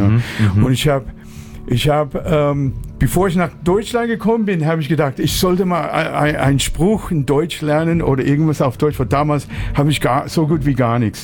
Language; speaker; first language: German; non-native, fluent; English